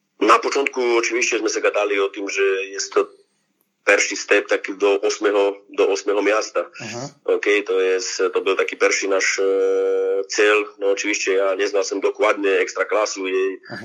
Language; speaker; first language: Polish; non-native, learner; Slovak